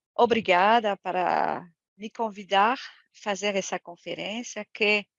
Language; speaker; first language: Portuguese; non-native, learner; French